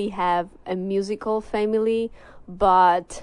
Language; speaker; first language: English; non-native, fluent; Italian